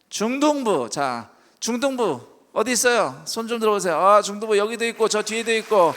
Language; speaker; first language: Korean; native; Korean